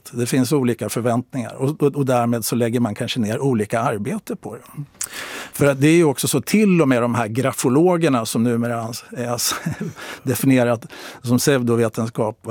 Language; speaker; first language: Swedish; native; Swedish